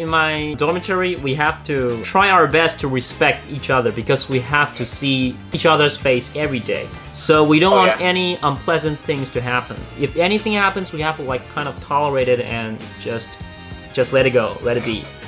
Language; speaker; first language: English; non-native, fluent; Chinese